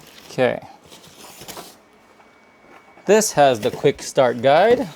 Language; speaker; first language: English; native; English